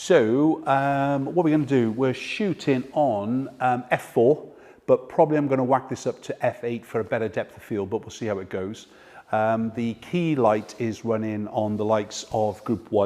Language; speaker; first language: English; native; English